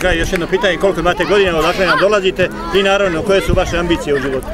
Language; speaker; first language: Serbian; native; Serbian